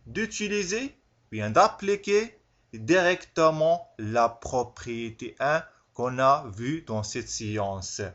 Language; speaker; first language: French; non-native, local second language; Arabic